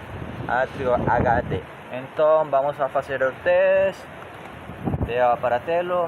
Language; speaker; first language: Portuguese; non-native, learner; Spanish